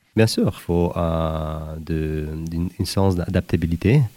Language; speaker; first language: French; non-native, fluent; Uzbek